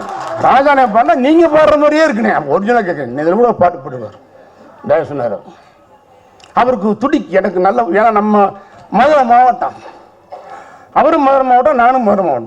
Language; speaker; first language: Tamil; native; Tamil